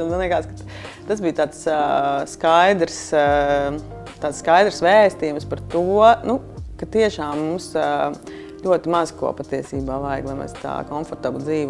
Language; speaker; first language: Latvian; native; Latvian